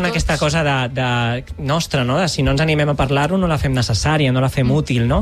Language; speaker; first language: Catalan; native; Catalan